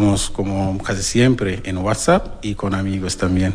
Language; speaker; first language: Spanish; non-native, learner; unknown